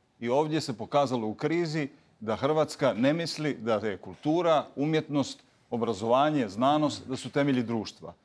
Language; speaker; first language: Croatian; native; Croatian